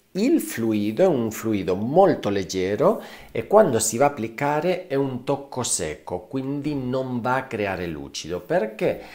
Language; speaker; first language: Italian; non-native, fluent; Spanish